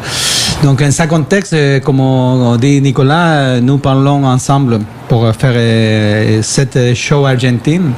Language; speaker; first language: French; non-native, fluent; Spanish